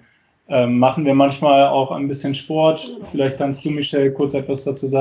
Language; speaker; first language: German; native; German